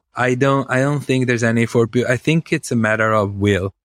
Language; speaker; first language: English; non-native, fluent; Italian